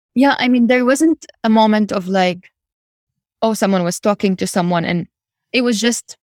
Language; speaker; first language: English; non-native, fluent; Arabic